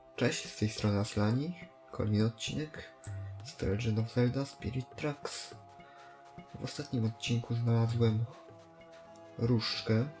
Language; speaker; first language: Polish; native; Polish